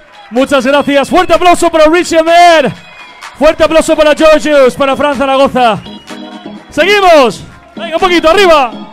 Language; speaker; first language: Spanish; native; Spanish